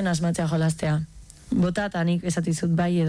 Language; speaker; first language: Basque; native; Basque